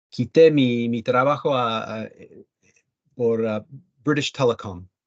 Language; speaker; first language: Spanish; early bilingual, heritage; Spanish